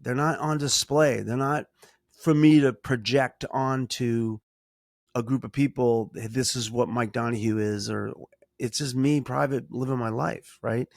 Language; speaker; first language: English; native; English